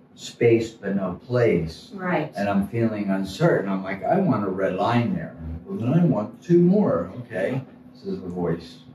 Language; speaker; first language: English; native; English